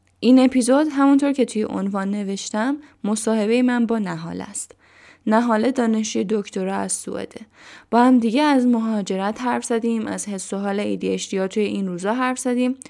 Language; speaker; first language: Persian; native; Persian